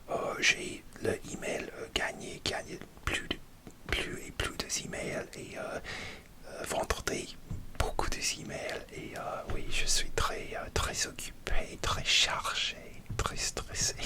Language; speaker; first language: French; non-native, learner; English